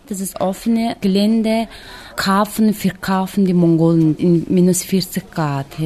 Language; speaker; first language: German; non-native, learner; Mongolian